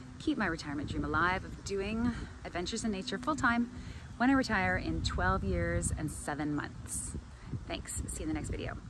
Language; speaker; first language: English; native; English